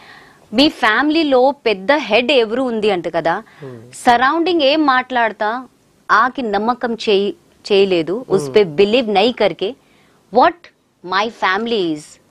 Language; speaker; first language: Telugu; non-native, local second language; Hindi